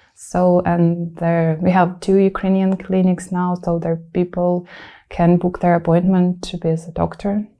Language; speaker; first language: English; non-native, fluent; Ukrainian